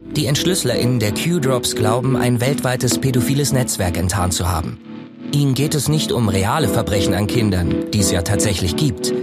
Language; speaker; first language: German; native; German